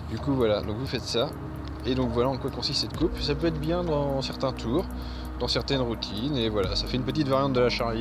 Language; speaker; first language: French; native; French